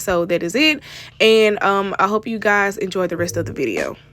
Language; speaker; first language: English; native; English